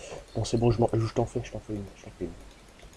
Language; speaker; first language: French; native; French